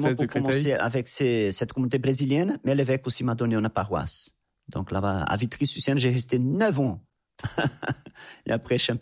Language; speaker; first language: French; non-native, fluent; Portuguese